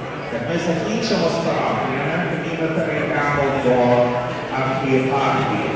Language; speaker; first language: Ukrainian; early bilingual, heritage; Ukrainian